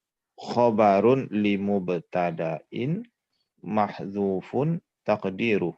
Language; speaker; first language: Arabic; non-native, learner; Indonesian